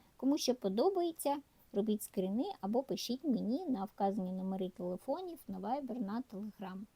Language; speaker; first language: Ukrainian; native; Ukrainian